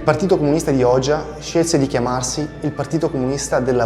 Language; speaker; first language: Italian; native; Italian